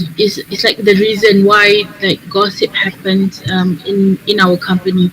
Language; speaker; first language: English; non-native, learner; Malay